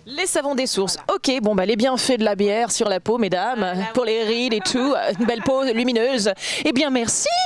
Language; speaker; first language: French; native; French